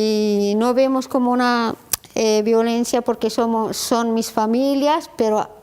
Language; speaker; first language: Spanish; non-native, learner; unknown